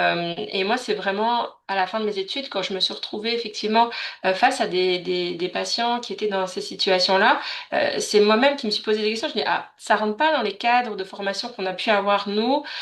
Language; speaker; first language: French; native; French